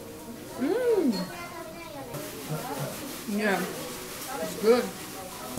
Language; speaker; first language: English; non-native, fluent; Portuguese